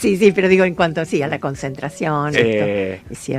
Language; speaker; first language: Spanish; native; Spanish